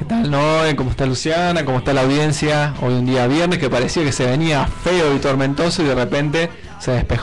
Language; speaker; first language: Spanish; native; Spanish